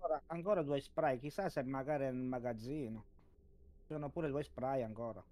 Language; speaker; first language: Italian; native; Italian